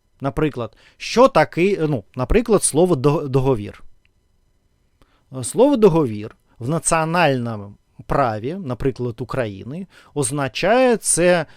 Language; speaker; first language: Ukrainian; non-native, learner; Russian